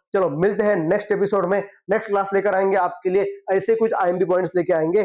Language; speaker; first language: Hindi; non-native, local second language; Marathi